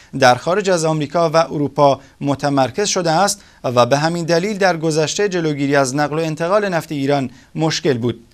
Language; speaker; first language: Persian; non-native, local second language; Central Kurdish